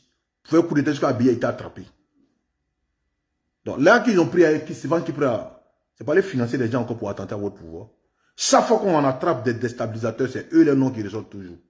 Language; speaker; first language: French; native; French